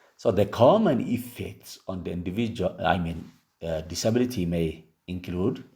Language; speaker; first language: English; non-native, local second language; Amharic